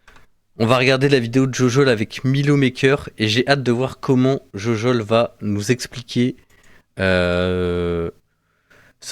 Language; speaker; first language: French; native; French